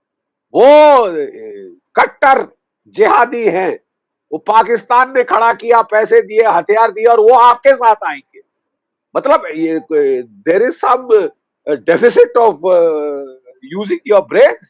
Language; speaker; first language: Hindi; native; Hindi